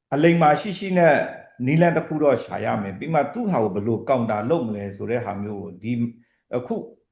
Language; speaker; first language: Burmese; native; Burmese